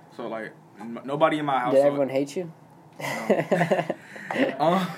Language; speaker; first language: English; native; English